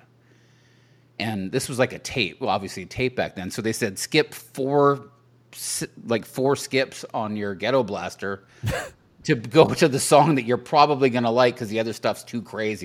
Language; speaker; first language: English; native; English